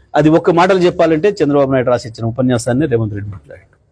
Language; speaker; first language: Telugu; native; Telugu